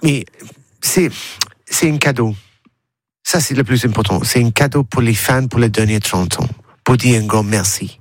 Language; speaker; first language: French; non-native, learner; English